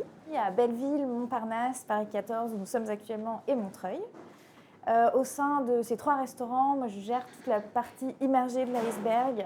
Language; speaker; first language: French; native; French